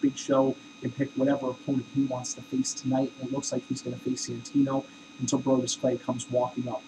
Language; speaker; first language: English; native; English